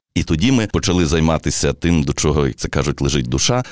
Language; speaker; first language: Ukrainian; native; Ukrainian